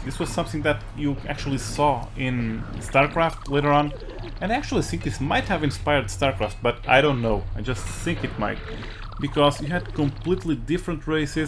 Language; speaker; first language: English; non-native, fluent; Portuguese